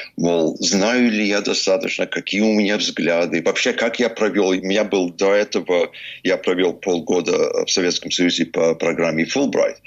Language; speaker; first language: Russian; early bilingual, heritage; English